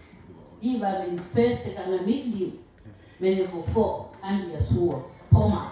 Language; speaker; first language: Danish; non-native, learner; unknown